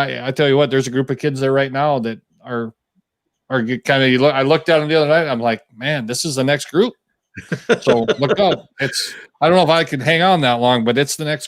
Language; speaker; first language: English; native; English